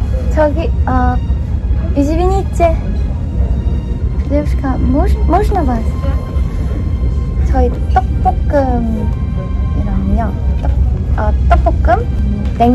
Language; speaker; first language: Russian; non-native, learner; Korean